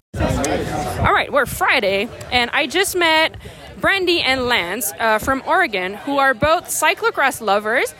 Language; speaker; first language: English; non-native, fluent; French